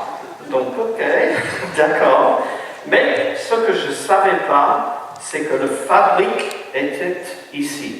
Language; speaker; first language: French; non-native, fluent; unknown